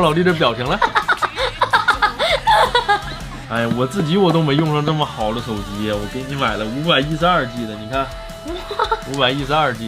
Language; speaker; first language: Chinese; native; Chinese